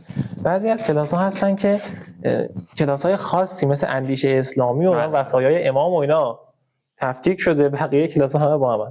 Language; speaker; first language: Persian; native; Persian